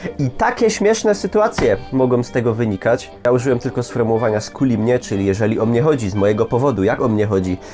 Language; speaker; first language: Polish; native; Polish